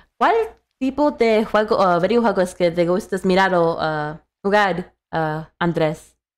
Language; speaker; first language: Spanish; non-native, learner; English